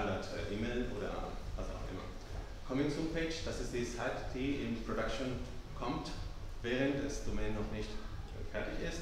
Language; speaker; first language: German; non-native, fluent; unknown